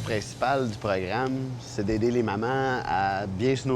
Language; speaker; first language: French; native; French